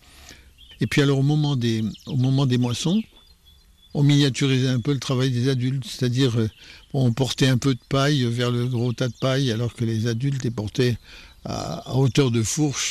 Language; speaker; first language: French; native; French